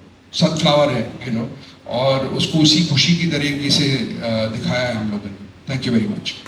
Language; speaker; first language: Hindi; native; Hindi